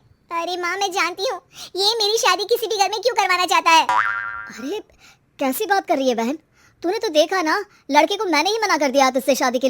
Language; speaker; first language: Hindi; native; Hindi